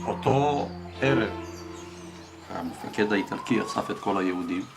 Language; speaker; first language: Hebrew; early bilingual, other home language; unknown